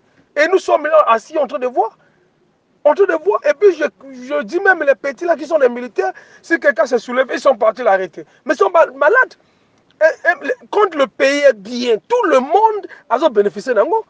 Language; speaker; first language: French; non-native, local second language; Lingala